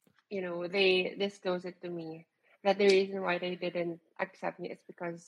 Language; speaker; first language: English; non-native, local second language; Filipino